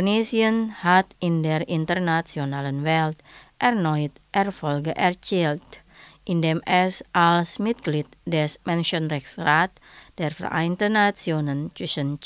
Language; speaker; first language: German; non-native, fluent; Indonesian